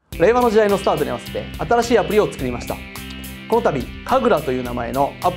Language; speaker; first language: Japanese; native; Japanese